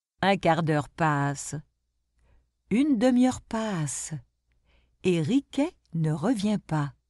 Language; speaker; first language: French; non-native, local second language; Arabic